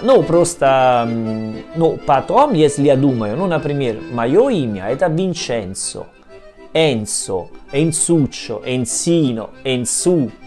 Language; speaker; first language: Russian; non-native, learner; Italian